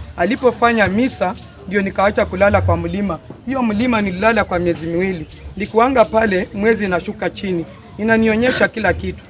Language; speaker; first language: Swahili; non-native, local second language; Luyia